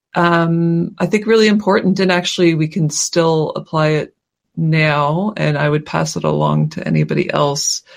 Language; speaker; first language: English; native; English